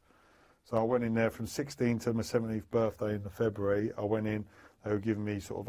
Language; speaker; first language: English; native; English